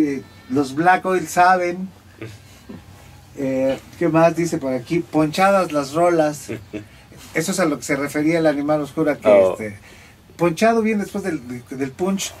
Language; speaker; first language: Spanish; native; Spanish